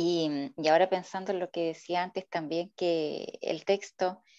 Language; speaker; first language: Spanish; native; Spanish